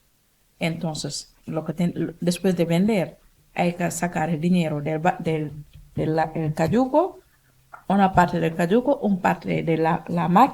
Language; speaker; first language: Spanish; non-native, learner; Wolof